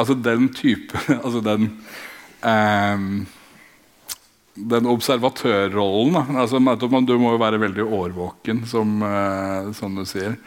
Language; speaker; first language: Norwegian; native; Norwegian